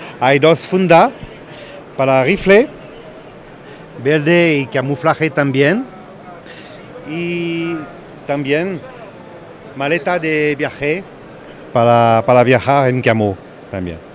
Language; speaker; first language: Spanish; non-native, learner; French